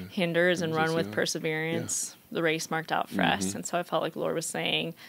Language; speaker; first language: English; native; English